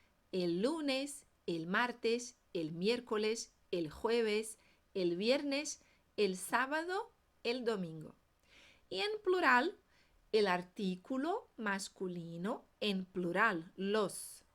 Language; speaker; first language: Spanish; non-native, fluent; Portuguese